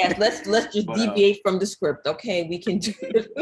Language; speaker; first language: English; native; English